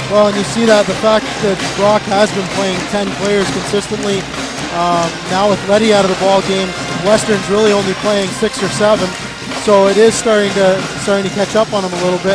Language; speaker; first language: English; native; English